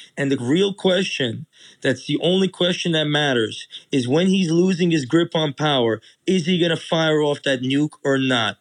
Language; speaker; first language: English; early bilingual, other home language; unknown